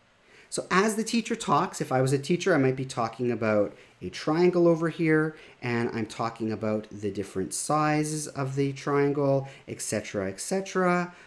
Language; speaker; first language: English; native; English